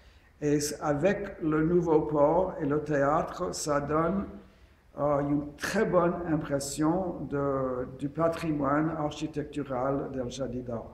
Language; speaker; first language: French; non-native, fluent; English